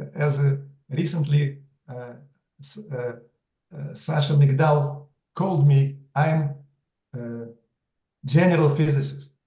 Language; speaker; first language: English; non-native, fluent; Russian